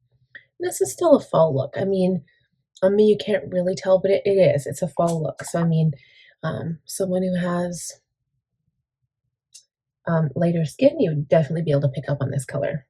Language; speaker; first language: English; native; English